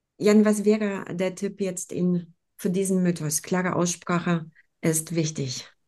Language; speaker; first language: German; non-native, fluent; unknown